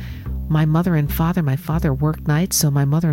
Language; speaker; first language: English; native; English